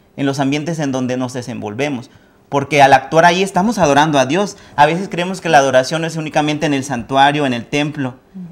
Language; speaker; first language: Spanish; native; Spanish